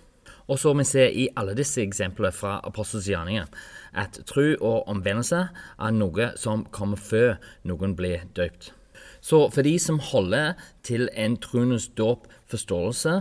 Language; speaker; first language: Norwegian; non-native, fluent; English